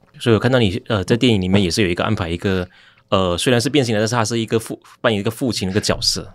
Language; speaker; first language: Chinese; native; Chinese